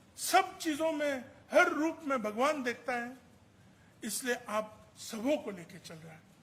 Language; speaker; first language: Hindi; non-native, local second language; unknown